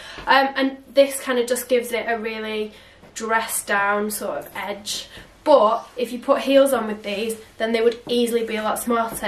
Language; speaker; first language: English; native; English